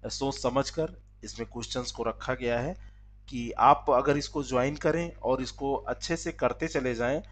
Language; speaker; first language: Hindi; native; Hindi